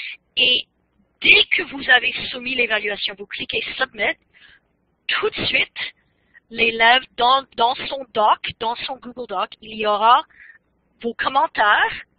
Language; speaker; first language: French; non-native, fluent; English